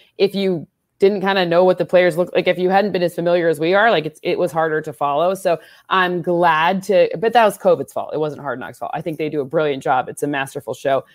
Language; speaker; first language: English; native; English